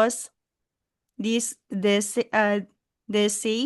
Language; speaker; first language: Spanish; non-native, learner; Filipino